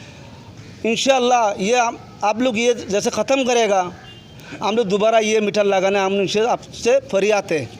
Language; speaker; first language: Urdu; non-native, local second language; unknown